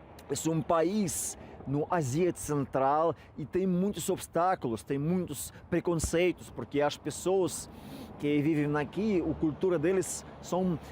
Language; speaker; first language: Portuguese; non-native, fluent; Russian